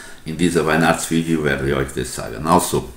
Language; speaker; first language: German; non-native, learner; Portuguese